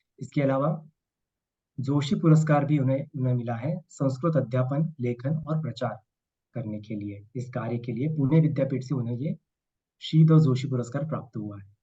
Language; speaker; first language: Hindi; non-native, local second language; Marathi